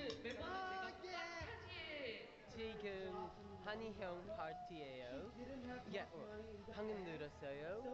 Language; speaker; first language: Korean; non-native, learner; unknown